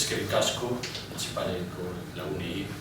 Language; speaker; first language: Basque; non-native, fluent; Galician